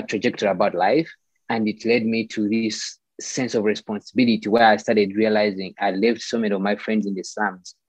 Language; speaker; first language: English; non-native, local second language; Ganda